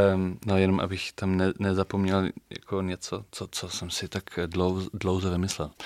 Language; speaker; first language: Czech; non-native, fluent; German